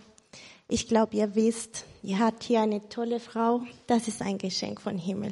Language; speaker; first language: German; non-native, fluent; Spanish